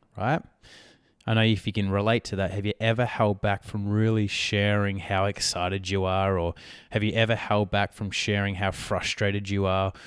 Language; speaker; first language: English; native; English